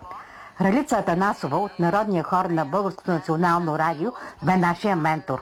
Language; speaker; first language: Bulgarian; native; Bulgarian